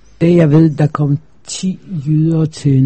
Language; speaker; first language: Danish; non-native, fluent; Polish